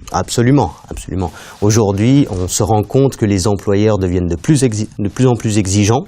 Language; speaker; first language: French; native; French